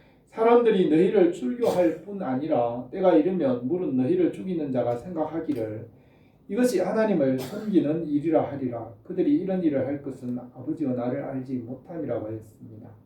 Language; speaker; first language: Korean; native; Korean